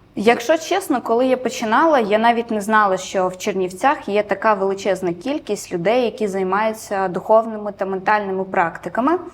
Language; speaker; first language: Ukrainian; non-native, local second language; Romanian